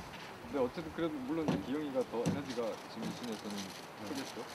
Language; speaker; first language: Korean; native; Korean